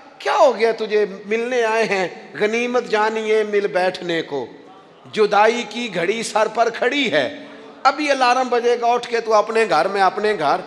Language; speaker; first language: Urdu; non-native, local second language; Punjabi